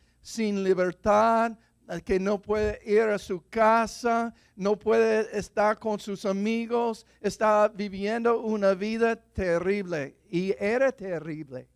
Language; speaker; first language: Spanish; non-native, fluent; English